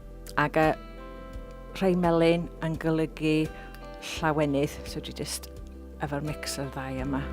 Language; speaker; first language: Welsh; non-native, local second language; English